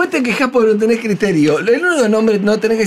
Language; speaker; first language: Spanish; native; Spanish